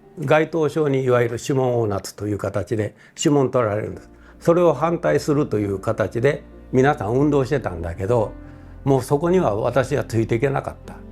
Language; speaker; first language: Japanese; native; Japanese